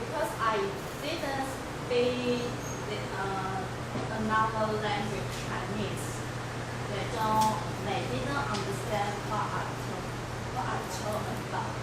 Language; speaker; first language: English; non-native, learner; Chinese